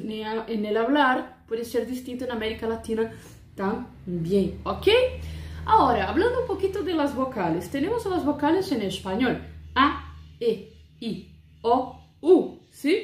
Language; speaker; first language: Spanish; non-native, fluent; Portuguese